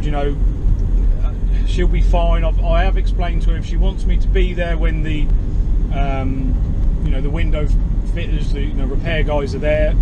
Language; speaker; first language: English; native; English